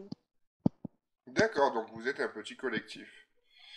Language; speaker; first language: French; native; French